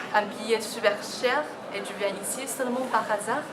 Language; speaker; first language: French; non-native, fluent; Chinese